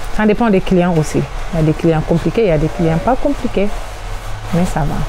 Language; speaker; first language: French; non-native, local second language; Wolof